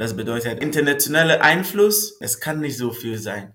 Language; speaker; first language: German; non-native, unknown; Northern Sotho